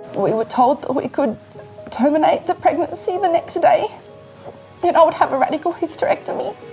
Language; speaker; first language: English; native; English